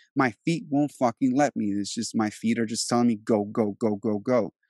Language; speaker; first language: English; early bilingual, other home language; Albanian